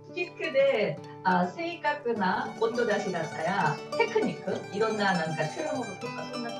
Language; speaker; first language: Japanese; non-native, learner; Korean